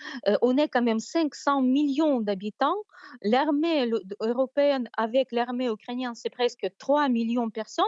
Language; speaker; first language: French; non-native, fluent; Ukrainian